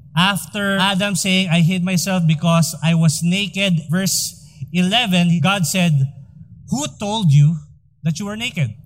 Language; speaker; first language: English; non-native, local second language; Filipino